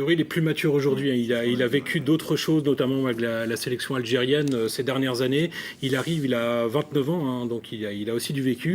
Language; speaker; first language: French; native; French